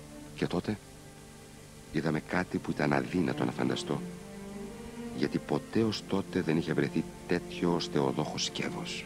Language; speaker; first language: Greek; native; Greek